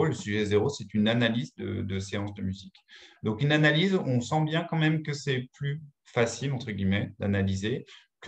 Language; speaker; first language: French; native; French